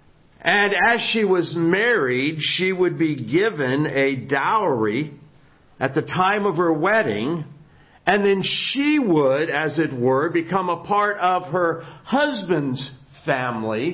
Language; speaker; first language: English; native; English